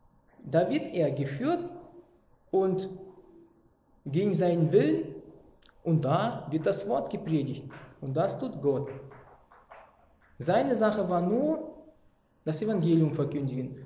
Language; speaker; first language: German; non-native, fluent; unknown